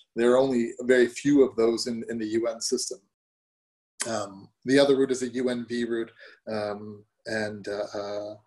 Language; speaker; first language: English; early bilingual, other home language; German